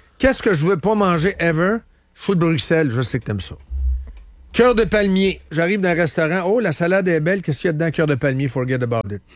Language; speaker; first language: French; native; French